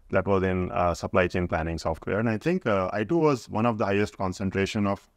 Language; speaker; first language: English; non-native, local second language; Hindi